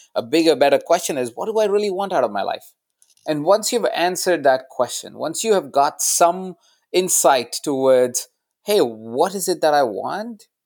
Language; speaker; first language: English; non-native, local second language; Hindi